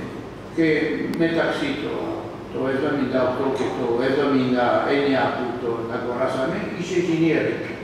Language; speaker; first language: Greek; non-native, learner; French